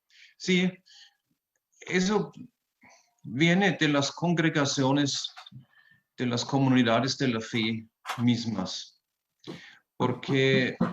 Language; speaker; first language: Spanish; non-native, fluent; German